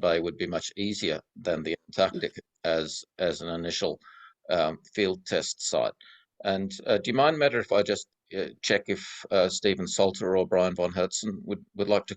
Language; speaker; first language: English; native; English